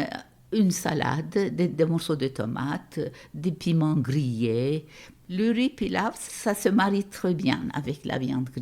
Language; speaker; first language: French; non-native, fluent; Turkish